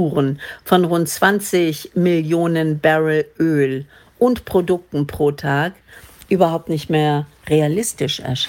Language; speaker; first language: German; native; German